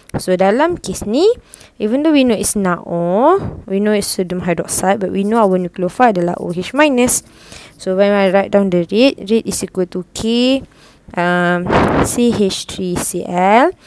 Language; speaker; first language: English; non-native, local second language; Malay